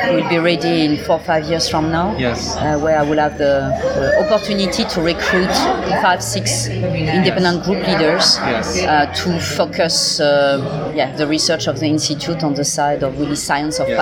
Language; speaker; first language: English; non-native, fluent; French